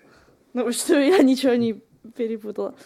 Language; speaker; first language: Russian; non-native, fluent; English